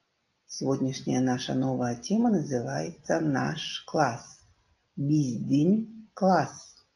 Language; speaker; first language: Russian; non-native, local second language; Kyrgyz